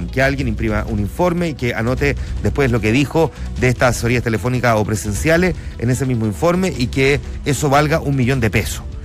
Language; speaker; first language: Spanish; native; Spanish